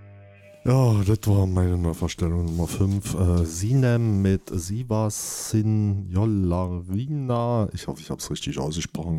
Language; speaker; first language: German; native; German